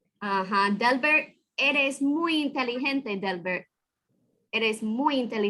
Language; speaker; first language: Spanish; non-native, fluent; English